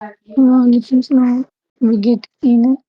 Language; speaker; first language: German; non-native, learner; Urdu